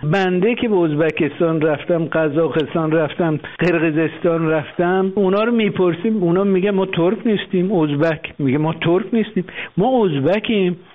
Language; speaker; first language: Persian; non-native, local second language; Azerbaijani